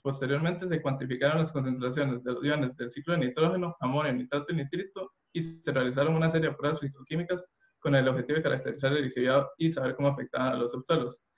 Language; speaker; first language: Spanish; native; Spanish